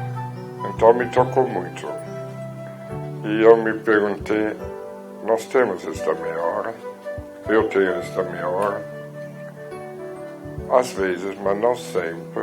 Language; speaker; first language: Portuguese; non-native, fluent; German